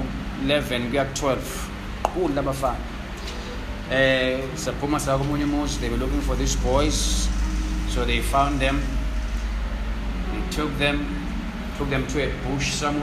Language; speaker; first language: English; non-native, local second language; Zulu